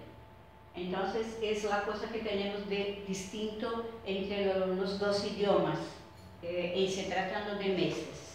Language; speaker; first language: Spanish; non-native, fluent; Portuguese